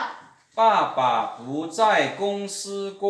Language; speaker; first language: Chinese; non-native, fluent; Lao